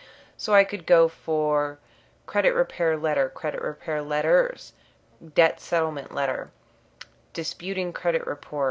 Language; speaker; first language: English; native; English